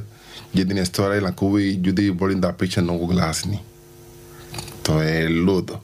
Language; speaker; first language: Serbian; non-native, learner; Spanish